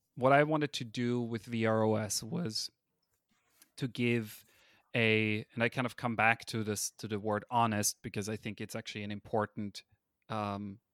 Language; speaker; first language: English; non-native, fluent; German